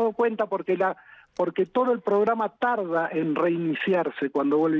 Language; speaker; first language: Spanish; native; Spanish